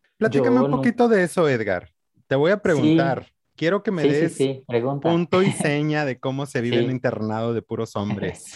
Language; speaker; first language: Spanish; native; Spanish